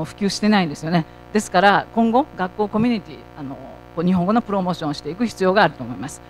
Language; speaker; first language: Japanese; native; Japanese